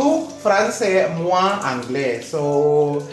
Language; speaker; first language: French; non-native, learner; Filipino